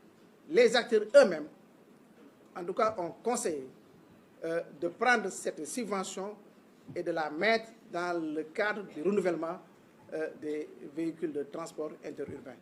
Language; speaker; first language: French; non-native, local second language; Wolof